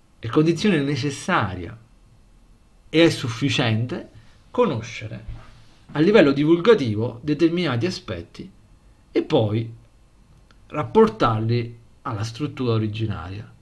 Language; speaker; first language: Italian; native; Italian